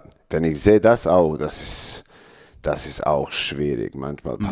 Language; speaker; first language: German; non-native, learner; Serbian